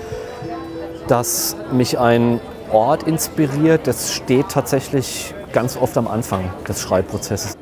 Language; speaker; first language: German; native; German